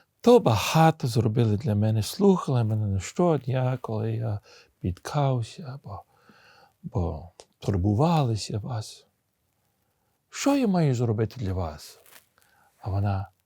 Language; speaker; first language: Ukrainian; early bilingual, heritage; English